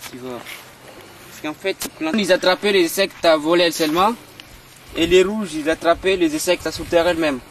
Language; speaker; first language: French; non-native, local second language; Malagasy